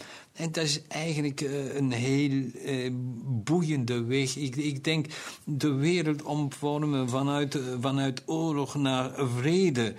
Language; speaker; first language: Dutch; non-native, local second language; German